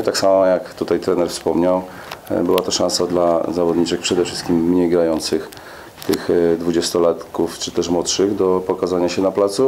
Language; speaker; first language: Polish; native; Polish